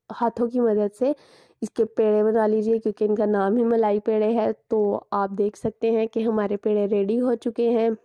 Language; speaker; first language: Hindi; native; Hindi